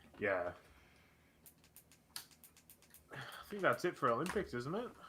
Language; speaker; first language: English; native; English